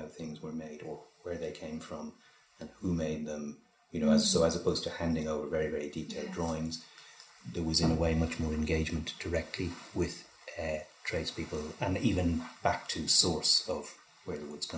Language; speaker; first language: English; native; English